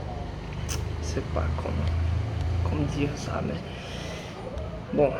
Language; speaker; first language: French; non-native, learner; Portuguese